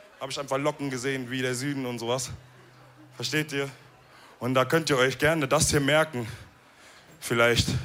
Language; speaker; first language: German; early bilingual, other home language; Wolof